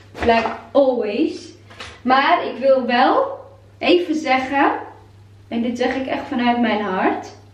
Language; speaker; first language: Dutch; non-native, fluent; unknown